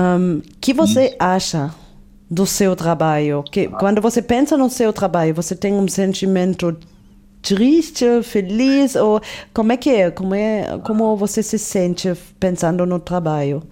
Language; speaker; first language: Portuguese; non-native, fluent; German